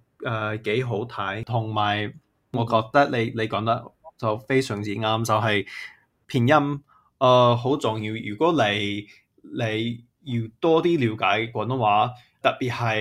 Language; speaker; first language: Chinese; non-native, fluent; English